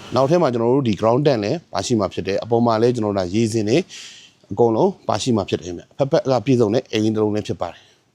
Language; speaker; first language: Burmese; native; Burmese